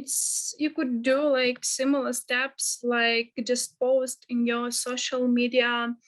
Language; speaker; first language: English; non-native, fluent; Ukrainian